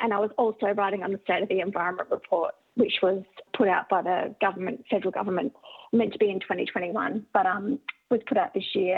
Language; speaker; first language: English; native; English